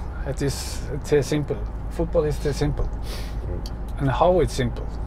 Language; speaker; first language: Dutch; non-native, fluent; Norwegian